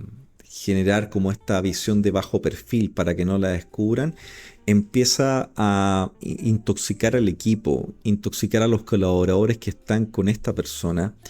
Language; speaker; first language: Spanish; native; Spanish